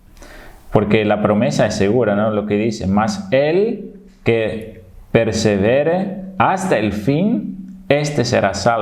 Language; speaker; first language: Spanish; non-native, fluent; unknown